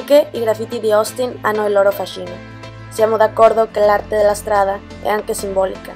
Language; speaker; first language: Italian; non-native, learner; English